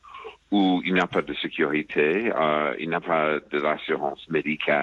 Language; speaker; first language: French; non-native, fluent; English